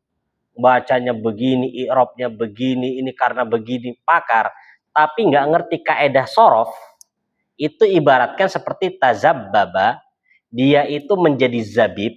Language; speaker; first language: Indonesian; native; Indonesian